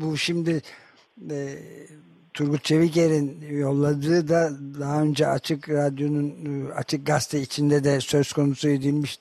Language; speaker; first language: Turkish; native; Turkish